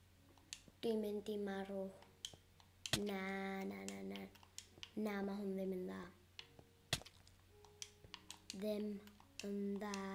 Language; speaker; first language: Welsh; non-native, local second language; English